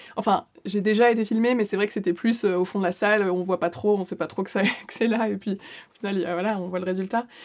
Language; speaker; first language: French; native; French